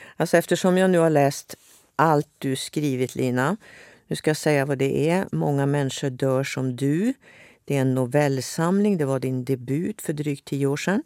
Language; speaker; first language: Swedish; native; Swedish